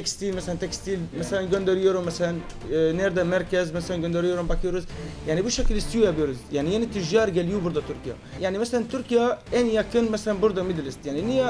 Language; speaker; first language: Turkish; non-native, learner; Arabic